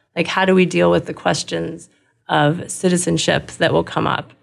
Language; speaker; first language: English; native; English